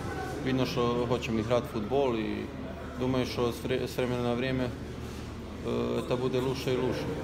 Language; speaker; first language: Ukrainian; non-native, learner; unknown